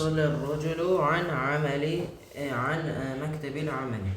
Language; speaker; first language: Arabic; non-native, learner; Uzbek